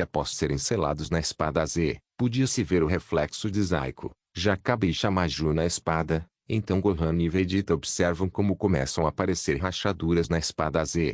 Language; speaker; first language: Portuguese; native; Portuguese